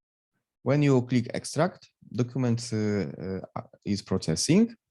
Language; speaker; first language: English; non-native, fluent; Polish